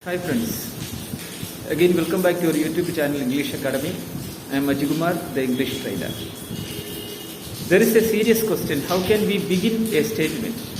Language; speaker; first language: English; non-native, local second language; Malayalam